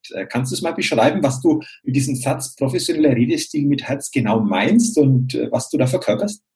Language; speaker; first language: German; native; German